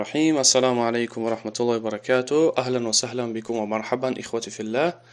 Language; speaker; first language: Arabic; non-native, fluent; Tajik